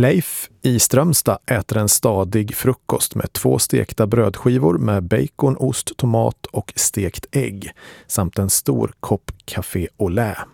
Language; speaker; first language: Swedish; native; Swedish